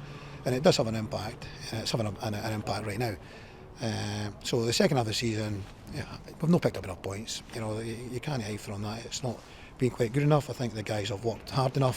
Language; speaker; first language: English; native; English